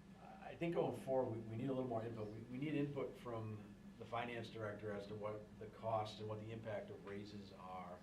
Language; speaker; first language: English; native; English